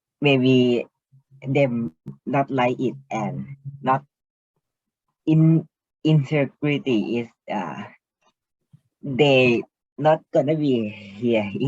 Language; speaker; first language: English; non-native, learner; Thai